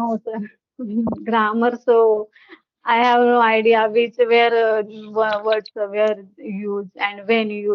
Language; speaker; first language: English; non-native, learner; Hindi